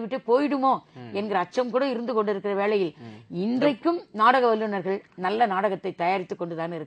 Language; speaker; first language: Tamil; native; Tamil